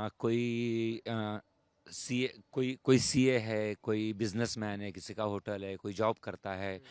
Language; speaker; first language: Hindi; native; Hindi